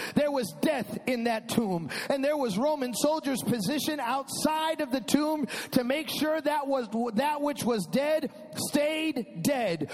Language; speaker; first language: English; early bilingual, other home language; Spanish